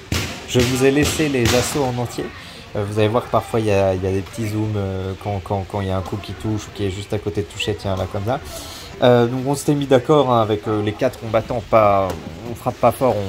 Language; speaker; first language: French; native; French